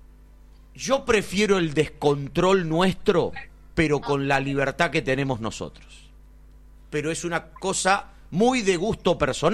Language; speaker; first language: Spanish; native; Spanish